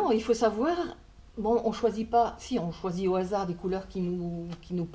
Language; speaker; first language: French; native; French